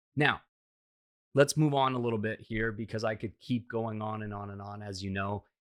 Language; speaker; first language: English; early bilingual, heritage; Hungarian